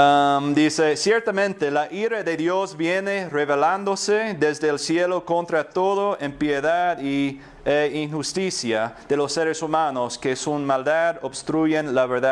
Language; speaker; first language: Spanish; non-native, fluent; English